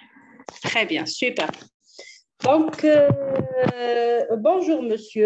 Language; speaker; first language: French; non-native, learner; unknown